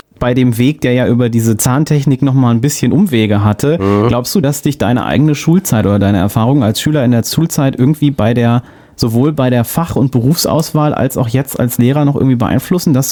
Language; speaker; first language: German; native; German